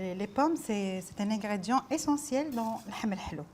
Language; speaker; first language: French; non-native, local second language; Arabic